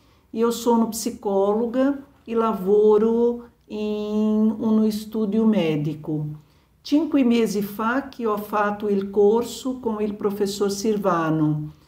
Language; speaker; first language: Italian; non-native, learner; Portuguese